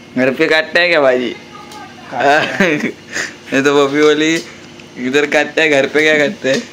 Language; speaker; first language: Hindi; non-native, local second language; Marathi